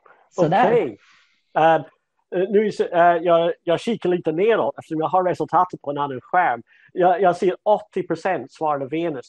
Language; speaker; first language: Swedish; non-native, fluent; English